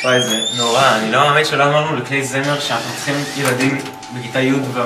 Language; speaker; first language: Hebrew; native; Hebrew